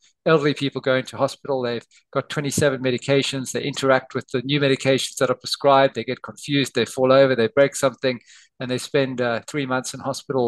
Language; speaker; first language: English; native; English